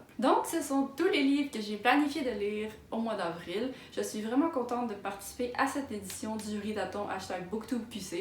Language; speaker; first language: French; native; French